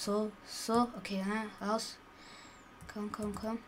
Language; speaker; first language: German; early bilingual, other home language; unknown